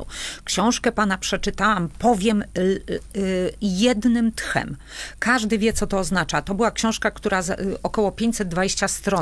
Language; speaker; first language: Polish; native; Polish